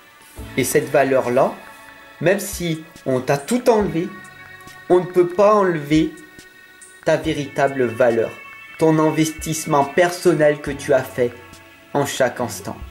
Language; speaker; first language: French; native; French